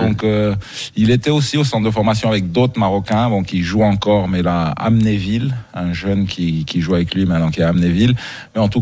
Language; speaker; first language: French; non-native, local second language; Arabic